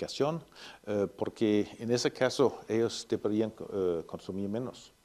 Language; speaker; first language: Spanish; non-native, fluent; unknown